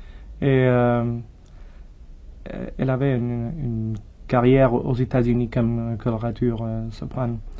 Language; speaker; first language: French; non-native, fluent; English